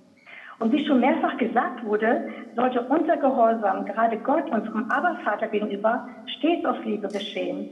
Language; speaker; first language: German; native; German